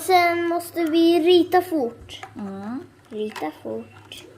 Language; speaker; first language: Swedish; early bilingual, other home language; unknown